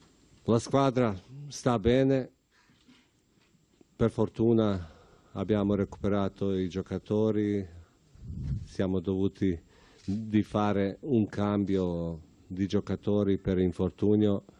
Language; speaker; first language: Italian; non-native, fluent; Bosnian